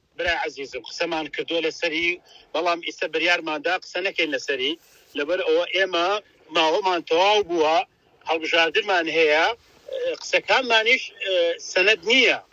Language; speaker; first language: Central Kurdish; native; Central Kurdish